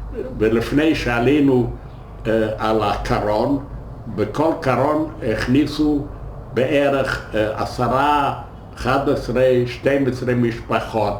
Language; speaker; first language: Hebrew; non-native, fluent; Yiddish